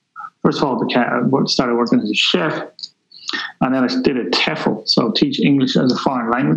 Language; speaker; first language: English; native; English